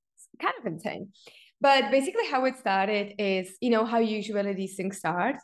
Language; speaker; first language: English; non-native, fluent; Czech